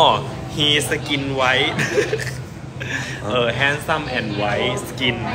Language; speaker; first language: English; non-native, learner; Thai